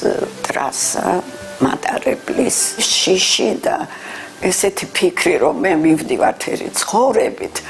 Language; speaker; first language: Georgian; early bilingual, heritage; Georgian